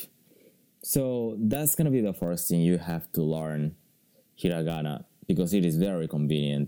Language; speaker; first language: English; non-native, fluent; Japanese